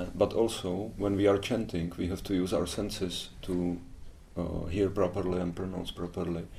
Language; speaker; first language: English; non-native, fluent; Czech